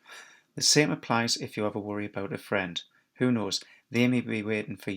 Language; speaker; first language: English; native; English